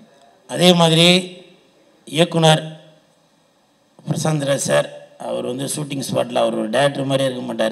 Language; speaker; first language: Tamil; native; Tamil